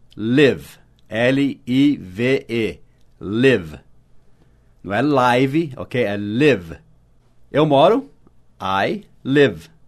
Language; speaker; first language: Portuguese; non-native, fluent; English